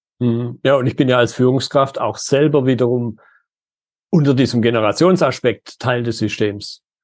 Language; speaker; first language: German; native; German